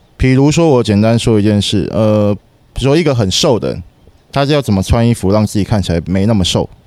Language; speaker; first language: Chinese; native; Chinese